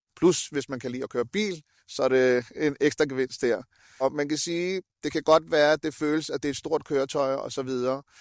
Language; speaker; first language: Danish; early bilingual, other home language; Urdu